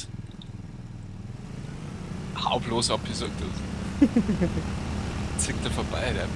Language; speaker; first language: German; native; German